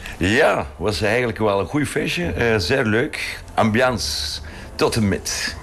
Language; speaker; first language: Dutch; non-native, fluent; Spanish